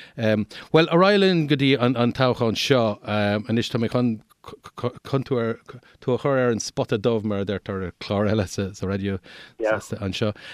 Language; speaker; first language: Irish; non-native, local second language; English